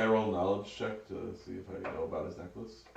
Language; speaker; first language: English; native; English